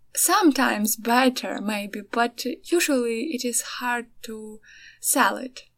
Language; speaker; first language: English; non-native, fluent; Ukrainian